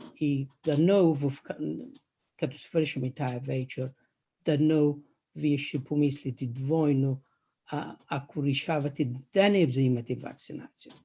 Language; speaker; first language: Bulgarian; non-native, fluent; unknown